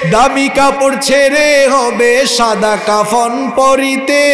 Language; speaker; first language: Bangla; native; Bangla